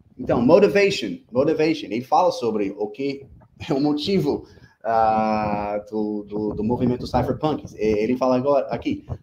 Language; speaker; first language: Portuguese; non-native, fluent; English